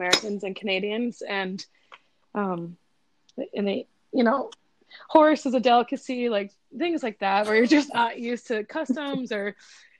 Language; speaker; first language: English; native; English